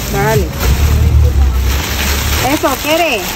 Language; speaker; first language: Spanish; non-native, learner; Filipino